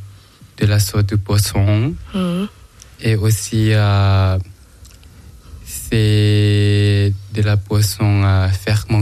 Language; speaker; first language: French; non-native, learner; Thai